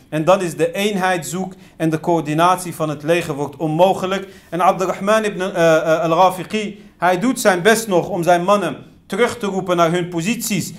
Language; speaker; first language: Dutch; early bilingual, other home language; Riffian